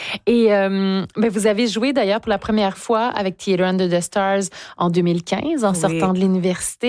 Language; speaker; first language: French; native; French